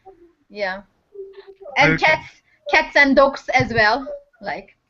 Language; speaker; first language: English; non-native, learner; Turkish